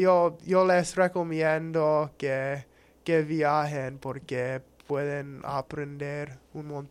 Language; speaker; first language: Spanish; non-native, learner; English